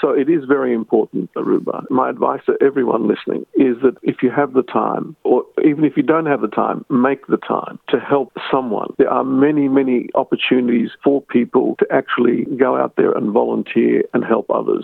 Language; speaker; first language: English; early bilingual, other home language; Arabic